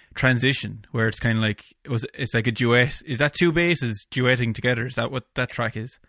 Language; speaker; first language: English; native; English